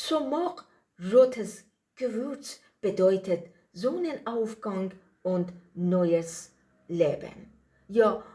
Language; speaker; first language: German; non-native, learner; Persian